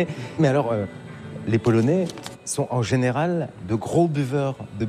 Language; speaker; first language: French; native; French